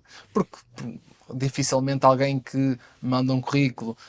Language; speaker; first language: Portuguese; native; Portuguese